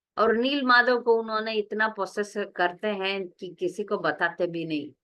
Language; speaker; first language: Hindi; non-native, local second language; Tamil